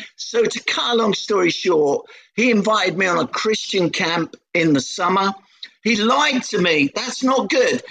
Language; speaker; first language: English; native; English